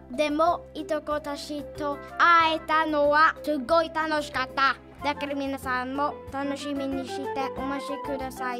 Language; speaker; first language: Japanese; early bilingual, heritage; Swedish